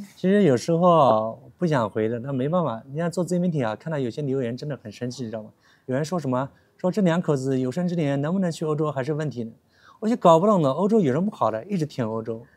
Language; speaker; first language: Chinese; native; Chinese